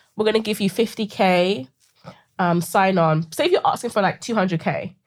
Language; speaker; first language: English; native; English